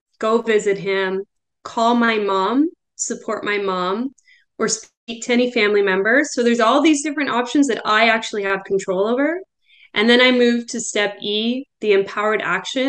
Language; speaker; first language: English; native; English